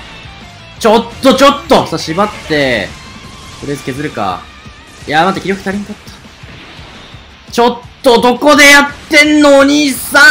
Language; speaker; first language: Japanese; native; Japanese